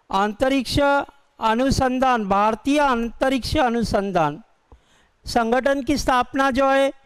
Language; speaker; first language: Hindi; non-native, local second language; Urdu